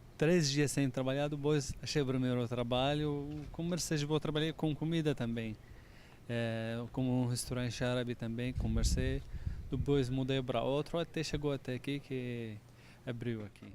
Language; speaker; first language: Portuguese; non-native, learner; Arabic